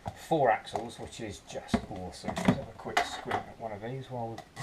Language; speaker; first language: English; native; English